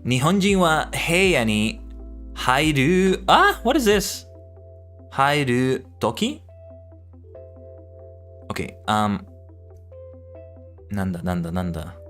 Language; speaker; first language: Japanese; non-native, learner; English